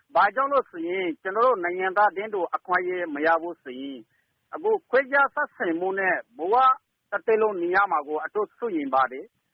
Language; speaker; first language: Burmese; non-native, local second language; Rohingya